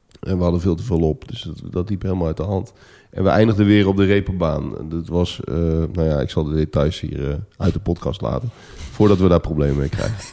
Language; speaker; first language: Dutch; native; Dutch